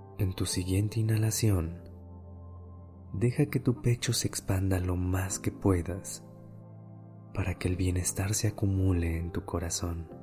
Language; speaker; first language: Spanish; native; Spanish